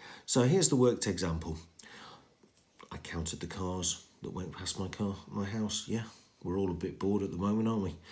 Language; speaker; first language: English; native; English